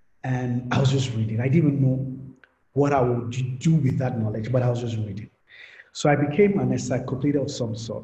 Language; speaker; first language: English; non-native, local second language; Yoruba